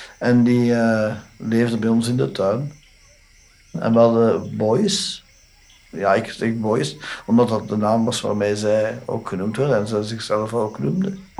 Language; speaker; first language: Dutch; native; Dutch